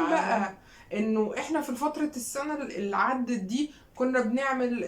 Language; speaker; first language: Arabic; native; Arabic